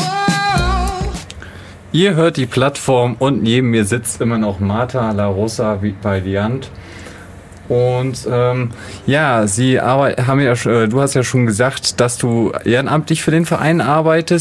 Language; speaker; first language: German; native; German